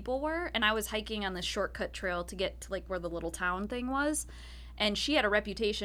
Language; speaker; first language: English; native; English